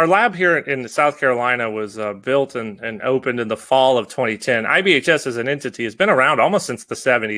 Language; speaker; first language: English; native; English